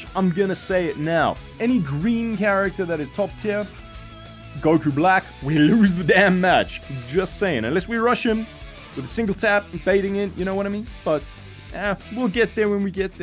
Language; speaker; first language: English; native; English